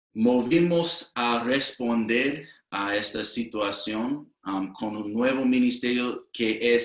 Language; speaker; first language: Spanish; non-native, fluent; English